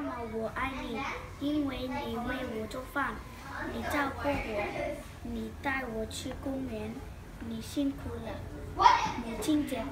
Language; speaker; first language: Chinese; non-native, learner; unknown